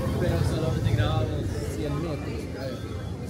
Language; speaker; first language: Spanish; non-native, learner; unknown